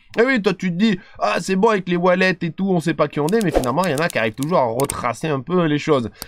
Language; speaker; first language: French; native; French